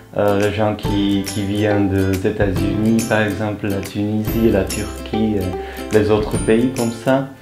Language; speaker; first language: French; non-native, fluent; Czech